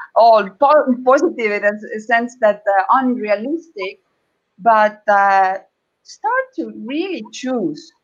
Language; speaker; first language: English; non-native, fluent; Estonian